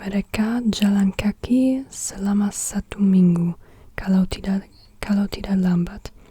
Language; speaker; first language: Indonesian; non-native, learner; English